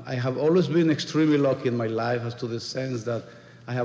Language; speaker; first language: English; non-native, fluent; Spanish